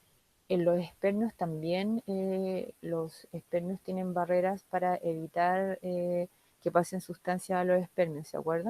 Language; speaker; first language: Spanish; native; Spanish